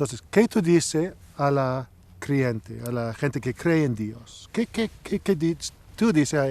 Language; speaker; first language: Spanish; non-native, learner; English